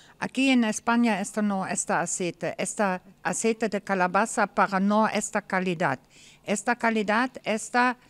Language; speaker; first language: Spanish; non-native, learner; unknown